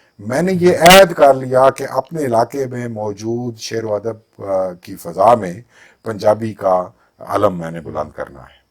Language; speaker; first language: Urdu; non-native, local second language; Punjabi